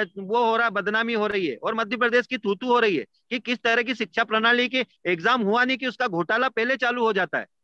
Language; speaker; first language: Hindi; native; Hindi